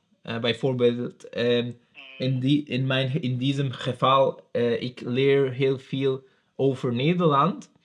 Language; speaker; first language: Dutch; non-native, learner; Spanish